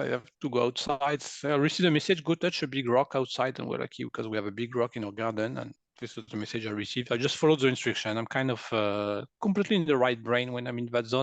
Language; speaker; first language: English; non-native, fluent; French